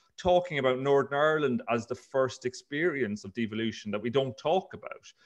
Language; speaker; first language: English; native; English